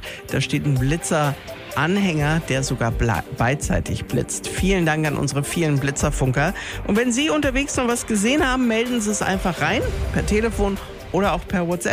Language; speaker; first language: German; native; German